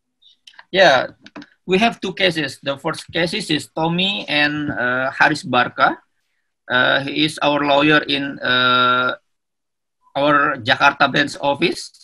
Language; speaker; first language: English; non-native, learner; Indonesian